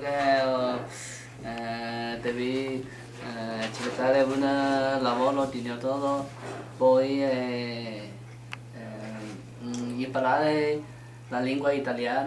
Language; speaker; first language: Italian; non-native, learner; Chinese